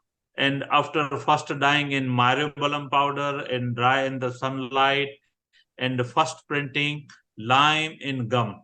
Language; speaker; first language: English; non-native, learner; Gujarati